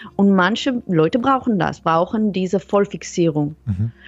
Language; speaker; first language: German; non-native, fluent; Hebrew